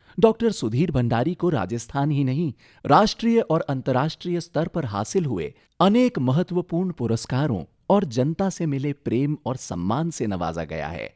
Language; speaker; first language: Hindi; native; Hindi